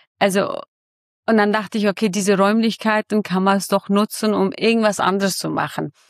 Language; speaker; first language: German; early bilingual, other home language; Kurdish